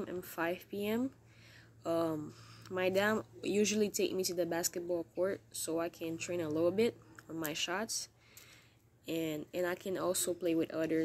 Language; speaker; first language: English; non-native, learner; Haitian Creole